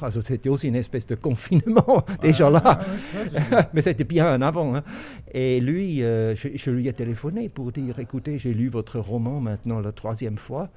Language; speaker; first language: French; non-native, local second language; German